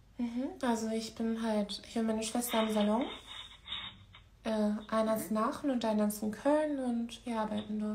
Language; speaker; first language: German; native; German